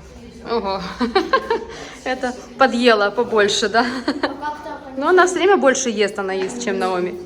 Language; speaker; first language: Russian; native; Russian